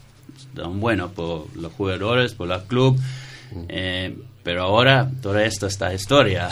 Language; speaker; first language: Spanish; non-native, learner; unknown